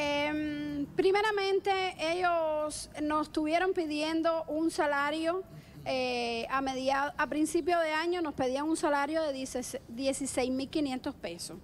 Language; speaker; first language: Spanish; native; Spanish